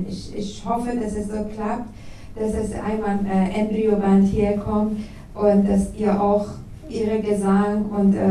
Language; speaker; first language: German; non-native, learner; Persian